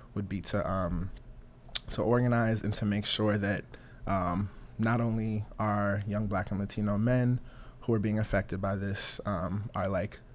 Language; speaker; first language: English; native; English